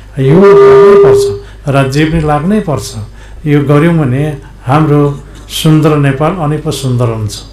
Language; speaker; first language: Nepali; non-native, local second language; Limbu